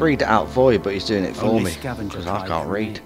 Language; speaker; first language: English; native; English